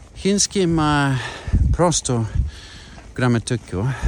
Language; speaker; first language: Polish; non-native, learner; English